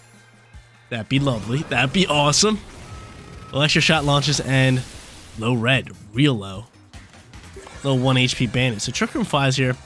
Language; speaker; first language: English; native; English